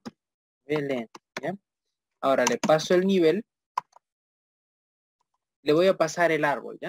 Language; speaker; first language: Spanish; native; Spanish